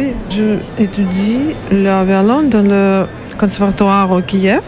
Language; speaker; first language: French; non-native, learner; Ukrainian